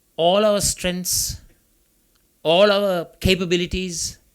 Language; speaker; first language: English; non-native, local second language; Sinhala